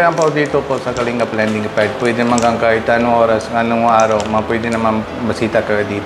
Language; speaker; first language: Filipino; non-native, learner; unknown